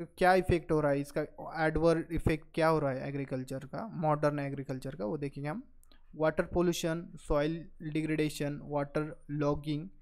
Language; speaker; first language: Hindi; non-native, local second language; Marathi